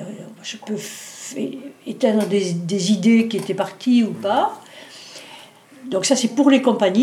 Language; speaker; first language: French; native; French